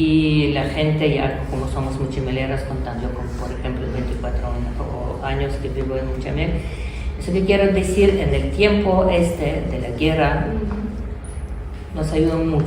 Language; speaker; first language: Spanish; non-native, learner; Ukrainian